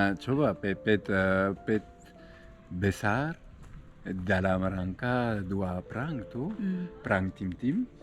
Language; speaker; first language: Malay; non-native, fluent; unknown